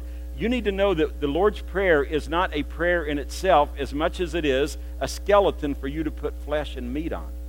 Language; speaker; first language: English; native; English